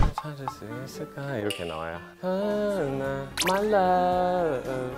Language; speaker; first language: Korean; non-native, fluent; English